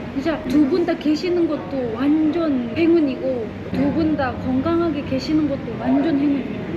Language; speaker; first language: Korean; non-native, fluent; Indonesian